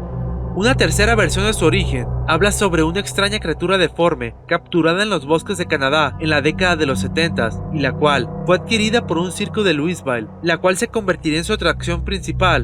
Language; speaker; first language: Spanish; native; Spanish